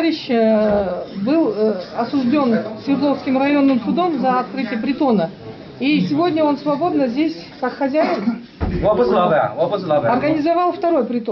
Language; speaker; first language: Russian; non-native, local second language; Kyrgyz